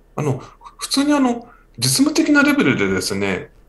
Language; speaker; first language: Japanese; native; Japanese